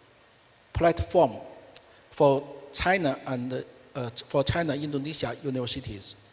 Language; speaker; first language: English; non-native, fluent; Chinese